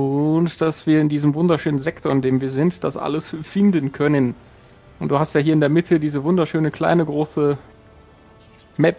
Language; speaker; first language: German; native; German